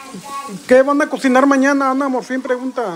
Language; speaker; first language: Spanish; native; Spanish